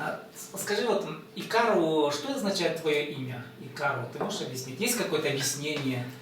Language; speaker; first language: Russian; native; Russian